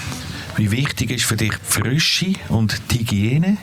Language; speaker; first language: German; native; German